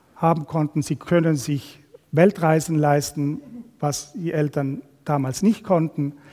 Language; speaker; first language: German; non-native, fluent; Spanish